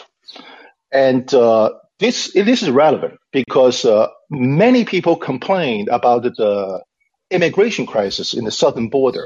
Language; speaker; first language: English; non-native, fluent; Chinese